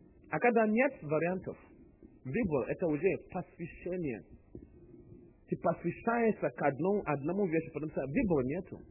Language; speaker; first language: Russian; non-native, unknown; English